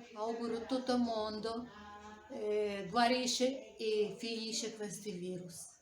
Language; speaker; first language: Italian; non-native, learner; Ukrainian